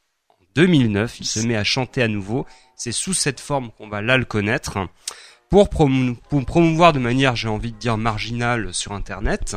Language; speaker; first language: French; native; French